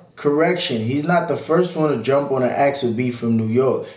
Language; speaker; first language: English; native; English